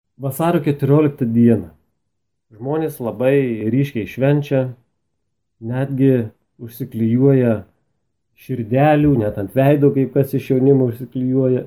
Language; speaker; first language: Lithuanian; native; Lithuanian